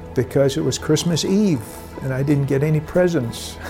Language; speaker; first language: English; early bilingual, other home language; German